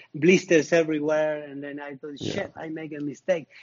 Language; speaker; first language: English; non-native, learner; Spanish